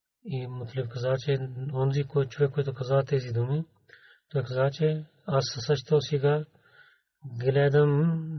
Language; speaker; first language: Bulgarian; non-native, learner; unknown